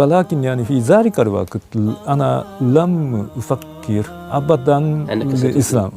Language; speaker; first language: Arabic; non-native, learner; Japanese